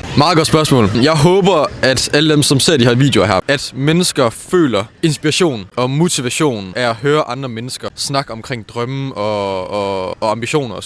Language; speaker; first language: Danish; native; Danish